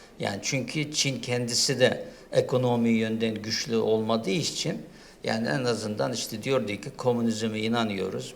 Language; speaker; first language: Turkish; non-native, fluent; Uyghur